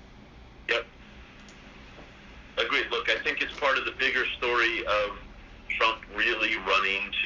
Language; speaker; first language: English; native; English